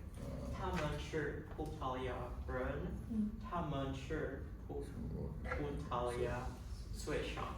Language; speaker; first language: Chinese; non-native, learner; Portuguese